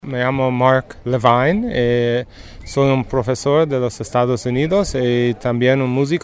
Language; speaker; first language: Spanish; non-native, learner; English